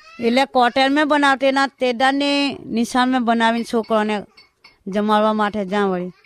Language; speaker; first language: Gujarati; non-native, local second language; Bhili